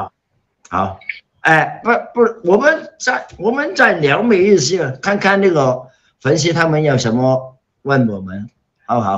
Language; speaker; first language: Chinese; non-native, local second language; Cantonese